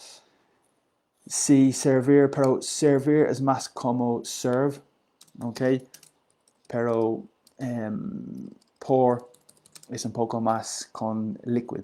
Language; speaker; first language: Spanish; non-native, learner; English